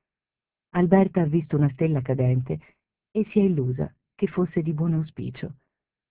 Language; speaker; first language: Italian; native; Italian